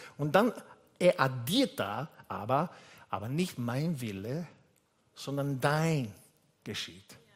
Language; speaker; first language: German; non-native, fluent; Italian